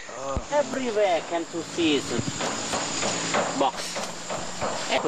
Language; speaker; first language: English; non-native, learner; Lao